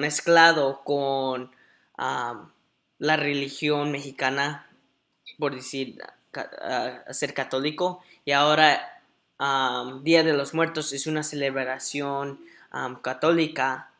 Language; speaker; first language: Spanish; early bilingual, heritage; Spanish